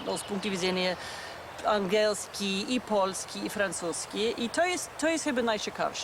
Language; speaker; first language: Polish; non-native, fluent; English